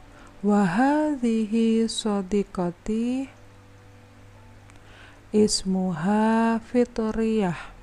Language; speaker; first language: Arabic; non-native, fluent; Indonesian